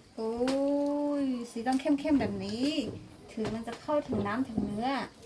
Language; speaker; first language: Thai; non-native, local second language; Karen languages